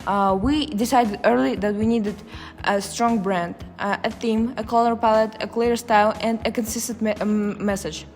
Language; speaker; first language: English; non-native, fluent; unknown